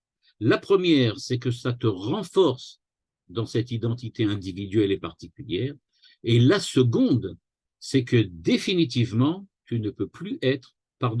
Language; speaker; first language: French; native; French